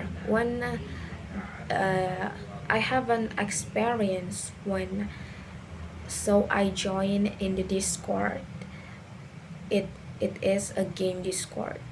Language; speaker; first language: English; non-native, learner; Indonesian